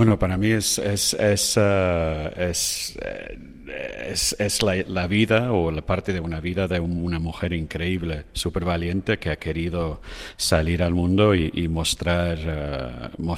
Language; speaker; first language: Spanish; non-native, fluent; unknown